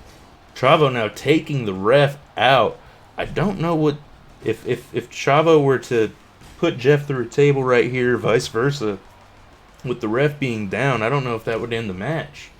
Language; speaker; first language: English; native; English